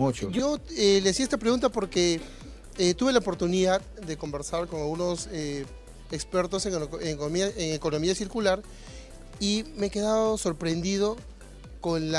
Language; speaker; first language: Spanish; native; Spanish